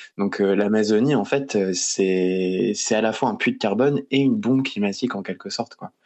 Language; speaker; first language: French; native; French